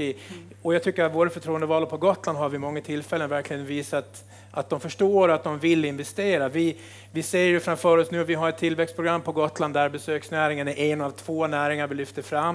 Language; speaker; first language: Swedish; native; Swedish